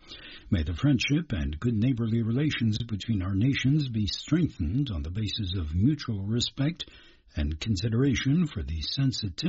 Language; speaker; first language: English; non-native, fluent; Polish